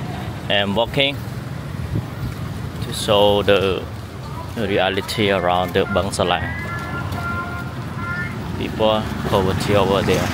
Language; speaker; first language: English; non-native, learner; Khmer